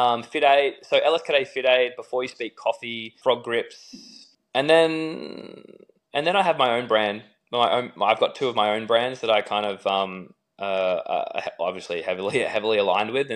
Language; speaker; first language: English; native; English